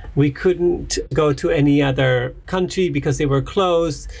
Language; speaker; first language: English; non-native, fluent; Dutch